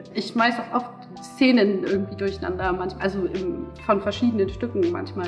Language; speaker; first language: German; native; German